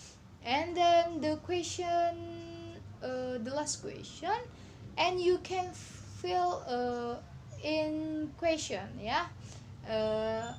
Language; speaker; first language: English; non-native, learner; Indonesian